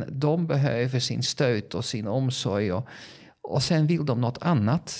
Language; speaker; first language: Swedish; non-native, fluent; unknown